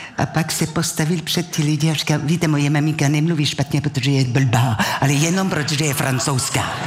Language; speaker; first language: Czech; non-native, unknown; French